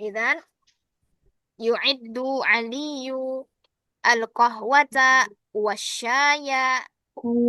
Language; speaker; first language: Arabic; non-native, fluent; Indonesian